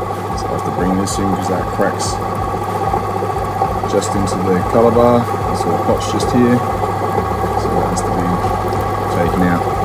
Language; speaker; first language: English; native; English